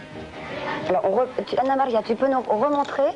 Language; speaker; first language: French; native; French